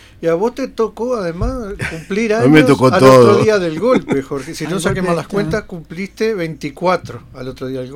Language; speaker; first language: Spanish; native; Spanish